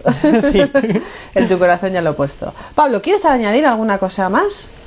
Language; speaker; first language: Spanish; native; Spanish